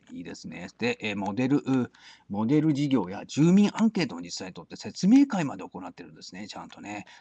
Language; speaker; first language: Japanese; native; Japanese